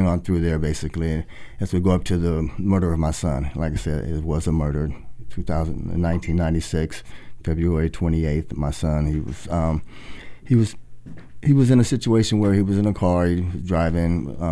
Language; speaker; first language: English; native; English